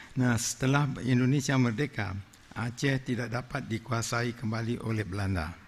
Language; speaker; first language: Indonesian; non-native, local second language; Achinese